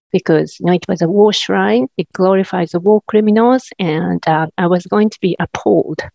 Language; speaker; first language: English; non-native, fluent; Japanese